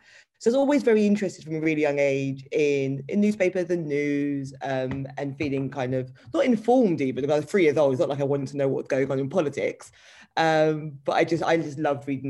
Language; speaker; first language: English; native; English